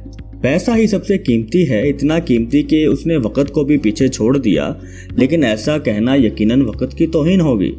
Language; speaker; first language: Urdu; native; Urdu